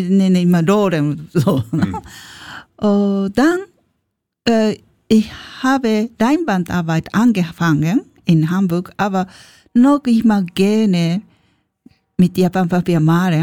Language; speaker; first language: German; non-native, learner; Japanese